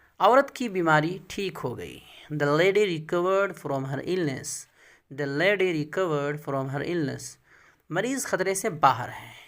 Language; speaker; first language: Urdu; native; Urdu